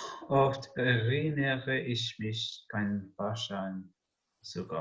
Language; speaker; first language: German; non-native, learner; English